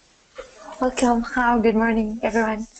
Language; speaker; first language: English; non-native, learner; Arabic